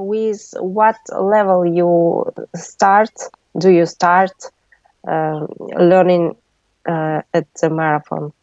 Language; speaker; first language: English; non-native, learner; Russian